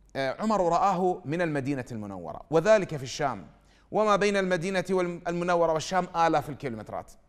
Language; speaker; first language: Arabic; native; Arabic